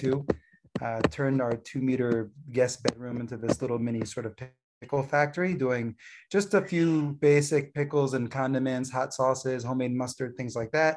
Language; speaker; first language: English; native; English